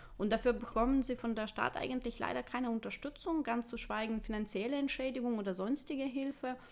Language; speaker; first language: German; non-native, fluent; Russian